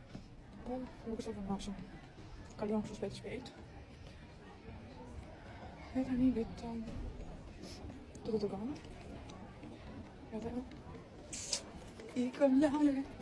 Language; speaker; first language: Albanian; early bilingual, heritage; Albanian